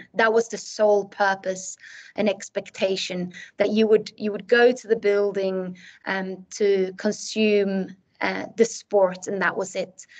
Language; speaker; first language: English; non-native, fluent; Swedish